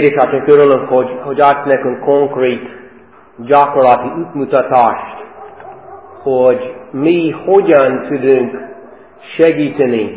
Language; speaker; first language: Hungarian; non-native, fluent; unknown